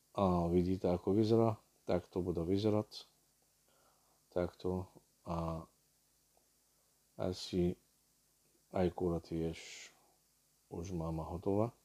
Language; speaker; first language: Slovak; non-native, learner; Arabic